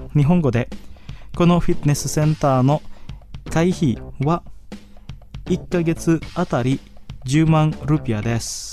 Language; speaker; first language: Japanese; non-native, fluent; Indonesian